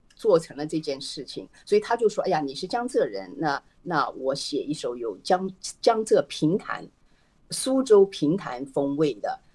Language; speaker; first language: Chinese; native; Chinese